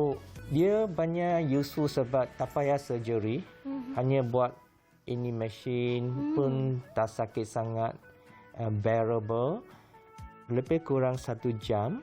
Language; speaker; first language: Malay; non-native, local second language; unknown